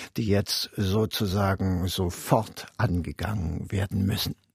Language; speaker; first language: German; native; German